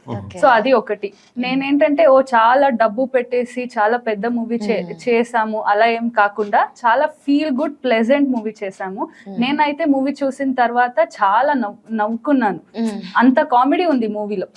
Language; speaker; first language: Telugu; non-native, learner; Kannada